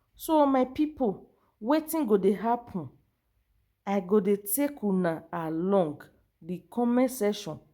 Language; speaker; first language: Nigerian Pidgin; native; Nigerian Pidgin